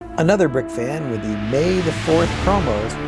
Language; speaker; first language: English; native; English